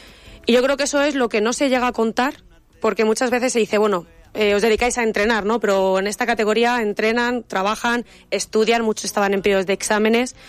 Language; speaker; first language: Spanish; native; Spanish